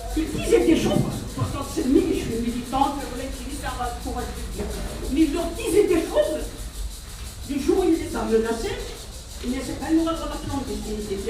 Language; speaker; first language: French; non-native, local second language; Kabyle